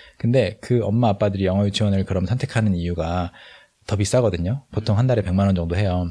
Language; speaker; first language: Korean; native; Korean